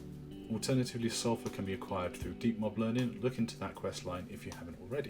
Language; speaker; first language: English; native; English